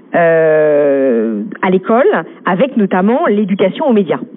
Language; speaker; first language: French; native; French